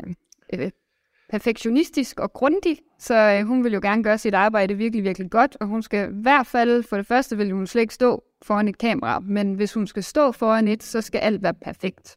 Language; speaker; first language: Danish; native; Danish